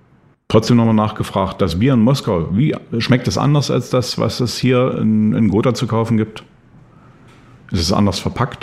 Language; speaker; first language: German; native; German